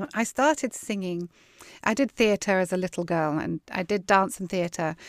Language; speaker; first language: English; native; English